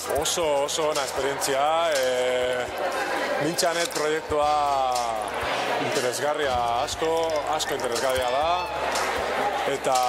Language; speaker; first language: Basque; non-native, learner; Spanish